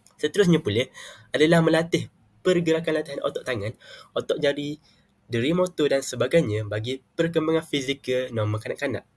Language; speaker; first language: Malay; native; Malay